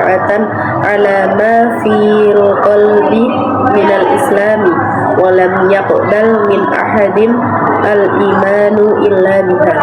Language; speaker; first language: Arabic; non-native, learner; Indonesian